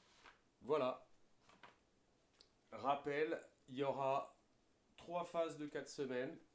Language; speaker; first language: French; native; French